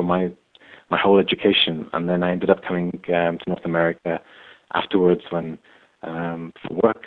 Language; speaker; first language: English; native; English